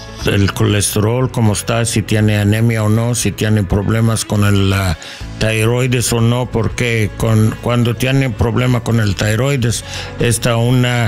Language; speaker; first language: Spanish; non-native, learner; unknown